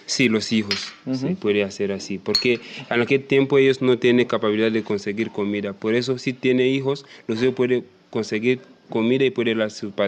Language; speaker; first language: Spanish; non-native, learner; Masai